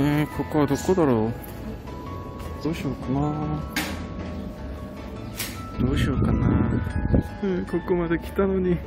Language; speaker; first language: Japanese; non-native, fluent; Korean